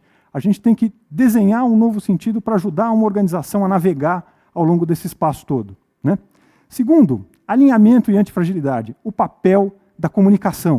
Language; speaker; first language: Portuguese; native; Portuguese